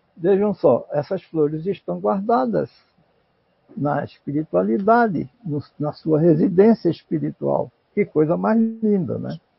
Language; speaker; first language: Portuguese; native; Portuguese